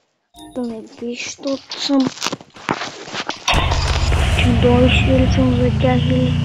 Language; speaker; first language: Bulgarian; native; Bulgarian